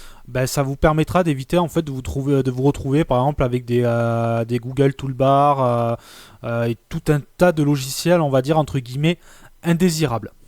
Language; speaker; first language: French; native; French